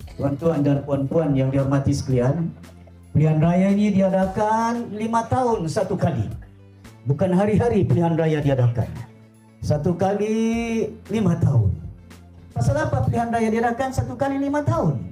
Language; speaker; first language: Malay; non-native, local second language; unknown